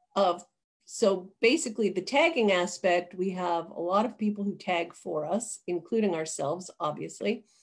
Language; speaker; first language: English; native; English